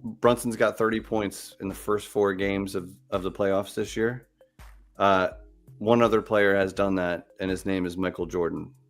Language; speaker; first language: English; native; English